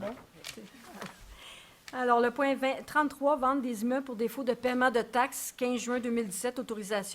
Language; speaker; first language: French; native; French